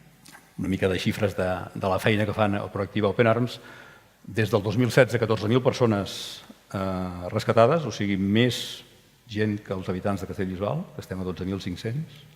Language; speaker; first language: Catalan; native; Catalan